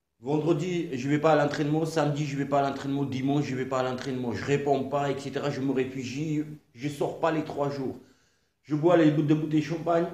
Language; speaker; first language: French; non-native, fluent; Georgian